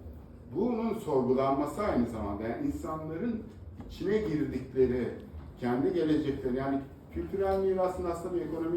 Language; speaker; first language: Turkish; native; Turkish